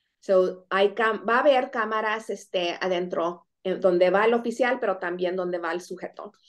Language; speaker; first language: Spanish; native; Spanish